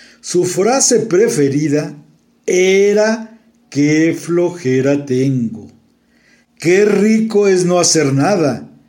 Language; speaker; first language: Spanish; native; Spanish